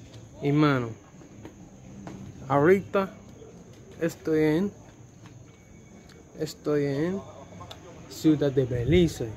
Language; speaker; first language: Spanish; non-native, learner; English